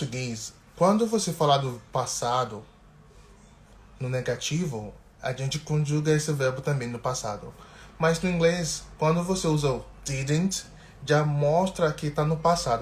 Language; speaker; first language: Portuguese; non-native, fluent; English